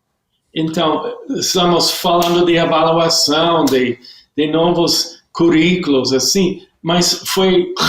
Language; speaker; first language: Portuguese; non-native, learner; English